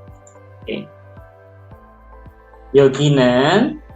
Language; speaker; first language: Korean; non-native, local second language; Indonesian